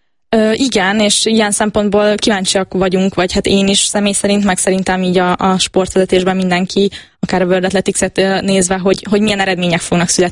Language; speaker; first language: Hungarian; native; Hungarian